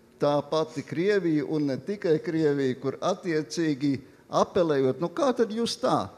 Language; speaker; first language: Latvian; native; Latvian